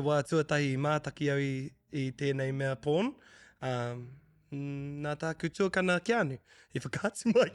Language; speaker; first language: Māori; non-native, local second language; English